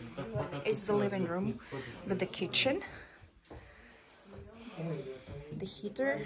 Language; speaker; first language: English; non-native, fluent; Russian